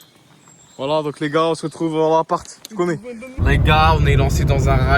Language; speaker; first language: French; native; French